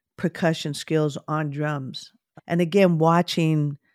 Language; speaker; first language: English; native; English